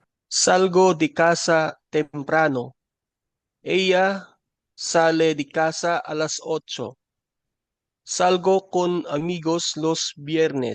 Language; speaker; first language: Spanish; non-native, learner; Filipino